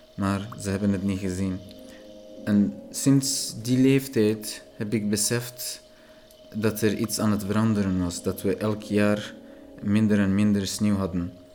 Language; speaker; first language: Dutch; non-native, fluent; Persian